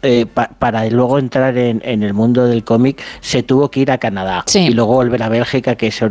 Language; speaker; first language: Spanish; native; Spanish